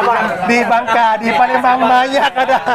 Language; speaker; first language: Indonesian; non-native, learner; Thai